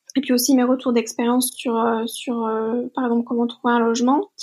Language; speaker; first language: French; native; French